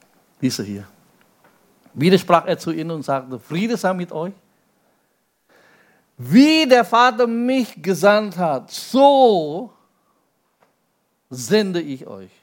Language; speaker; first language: German; non-native, fluent; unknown